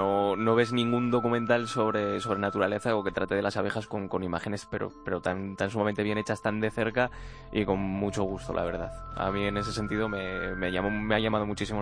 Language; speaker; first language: Spanish; native; Spanish